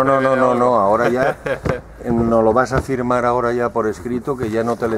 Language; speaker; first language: Spanish; native; Spanish